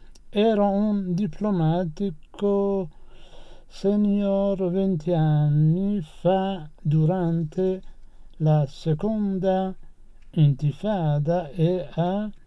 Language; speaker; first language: Italian; non-native, fluent; Persian